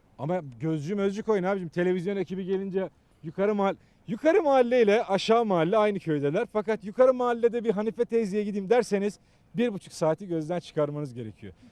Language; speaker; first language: Turkish; native; Turkish